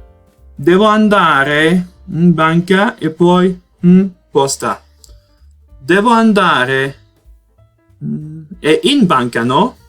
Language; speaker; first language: Italian; non-native, learner; Portuguese